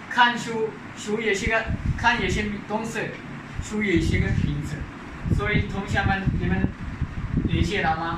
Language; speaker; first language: Chinese; non-native, fluent; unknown